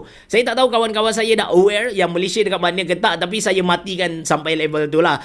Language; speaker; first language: Malay; native; Malay